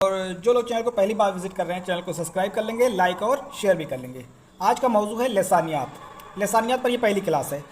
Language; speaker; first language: Hindi; native; Hindi